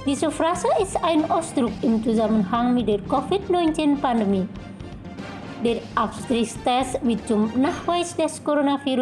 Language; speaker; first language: German; non-native, fluent; Indonesian